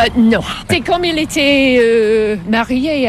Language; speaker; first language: French; non-native, fluent; English